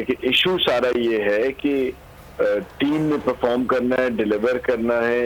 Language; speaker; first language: Urdu; non-native, local second language; Punjabi